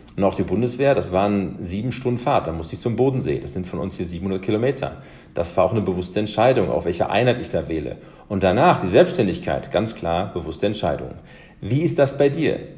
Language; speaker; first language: German; early bilingual, other home language; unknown